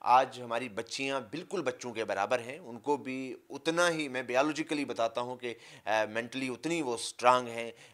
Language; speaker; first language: Urdu; non-native, local second language; Punjabi